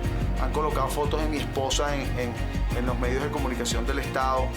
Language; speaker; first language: Spanish; native; Spanish